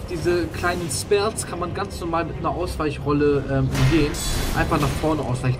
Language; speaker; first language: German; native; German